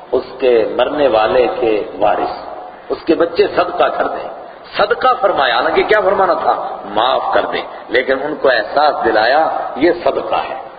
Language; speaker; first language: Urdu; non-native, local second language; Punjabi